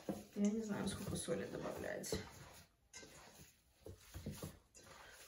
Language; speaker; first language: Russian; early bilingual, heritage; Russian